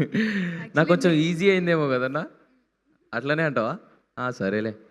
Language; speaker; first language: Telugu; native; Telugu